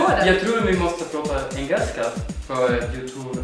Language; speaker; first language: Swedish; non-native, learner; Spanish